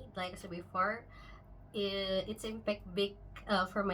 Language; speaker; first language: English; non-native, local second language; Indonesian